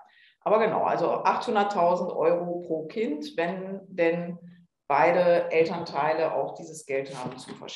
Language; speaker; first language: German; native; German